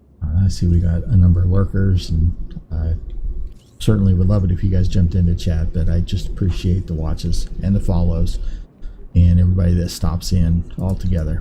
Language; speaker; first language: English; native; English